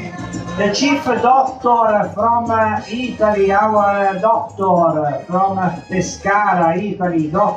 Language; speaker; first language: English; non-native, fluent; Italian